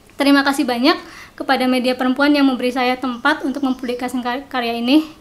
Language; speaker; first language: Indonesian; non-native, local second language; Sundanese